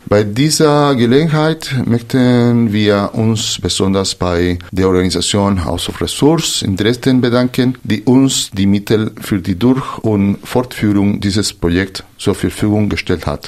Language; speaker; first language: German; non-native, fluent; Spanish